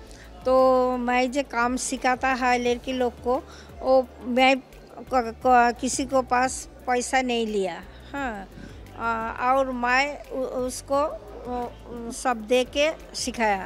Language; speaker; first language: Hindi; non-native, local second language; Bangla